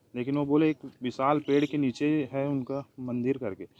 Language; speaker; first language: Hindi; native; Hindi